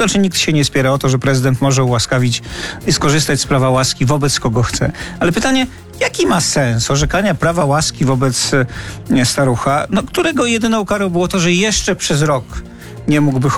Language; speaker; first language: Polish; native; Polish